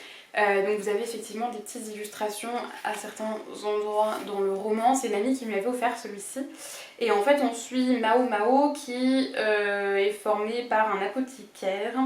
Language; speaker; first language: French; native; French